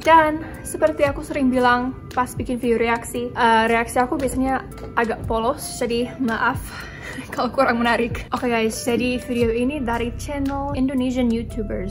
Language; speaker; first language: Indonesian; non-native, fluent; English